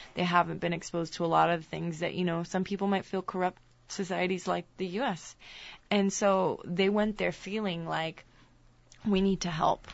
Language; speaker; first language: English; native; English